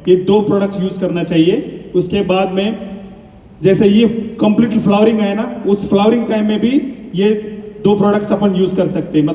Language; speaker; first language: Hindi; non-native, local second language; Telugu